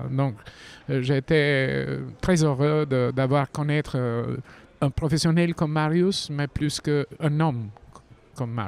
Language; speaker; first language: French; non-native, fluent; Albanian